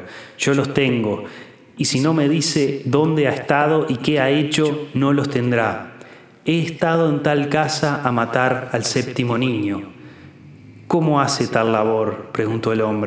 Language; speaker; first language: Spanish; native; Spanish